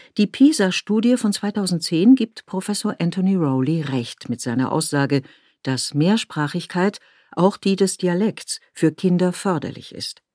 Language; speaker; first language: German; native; German